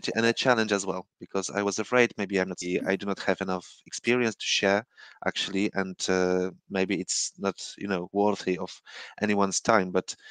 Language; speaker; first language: English; non-native, fluent; Polish